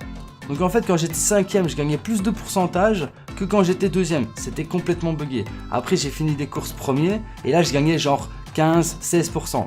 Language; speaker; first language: French; native; French